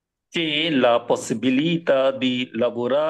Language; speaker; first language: Italian; non-native, learner; Bangla